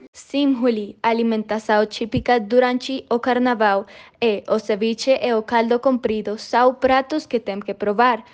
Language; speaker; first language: Portuguese; non-native, learner; Spanish